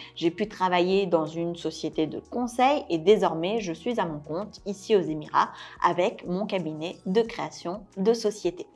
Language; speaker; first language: French; early bilingual, other home language; Korean